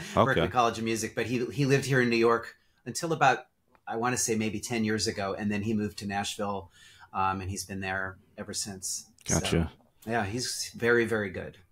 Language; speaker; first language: English; native; English